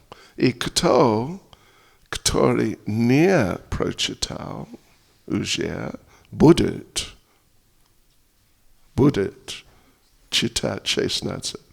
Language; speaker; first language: Russian; non-native, learner; English